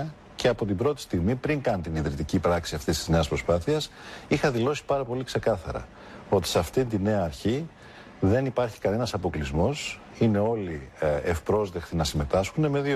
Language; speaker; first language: Greek; native; Greek